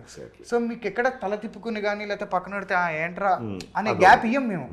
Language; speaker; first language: Telugu; native; Telugu